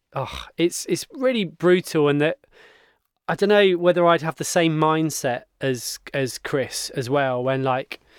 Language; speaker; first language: English; native; English